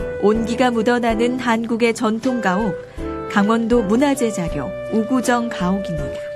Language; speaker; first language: Korean; native; Korean